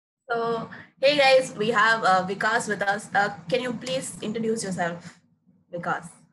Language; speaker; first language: English; non-native, local second language; Tamil